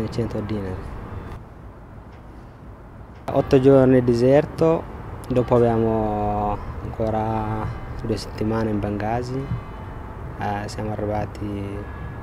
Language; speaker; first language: Italian; non-native, learner; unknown